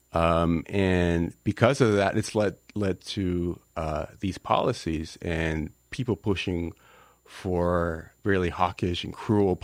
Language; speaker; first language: English; non-native, fluent; Spanish